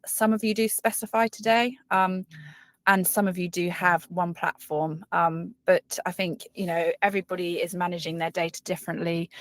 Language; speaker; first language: English; native; English